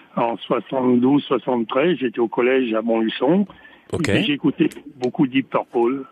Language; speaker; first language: French; native; French